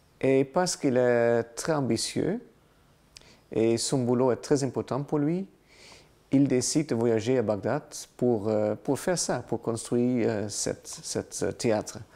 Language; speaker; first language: French; non-native, learner; Dutch